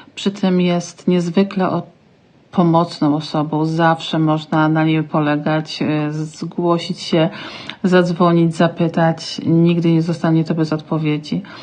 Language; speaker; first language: Polish; native; Polish